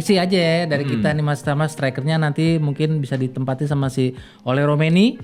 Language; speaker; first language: Indonesian; native; Indonesian